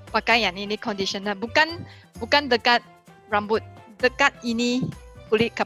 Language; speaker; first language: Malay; non-native, local second language; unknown